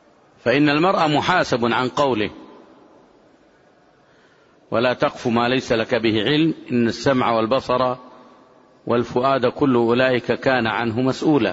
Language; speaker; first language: Arabic; native; Arabic